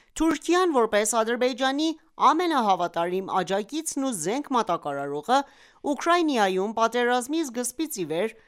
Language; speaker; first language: Armenian; early bilingual, heritage; Armenian